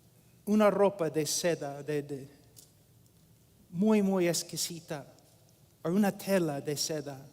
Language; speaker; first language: Spanish; non-native, fluent; English